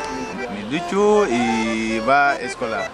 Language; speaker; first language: Spanish; non-native, learner; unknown